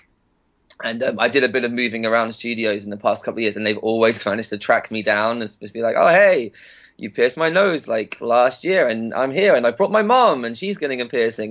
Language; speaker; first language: English; native; English